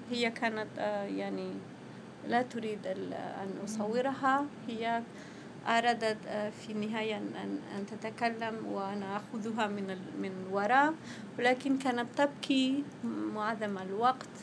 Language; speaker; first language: Arabic; non-native, fluent; Spanish